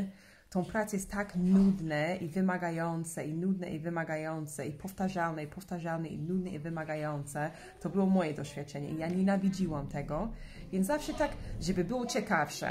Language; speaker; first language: Polish; non-native, fluent; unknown